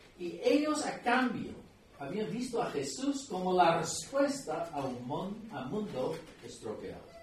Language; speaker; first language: Spanish; non-native, fluent; English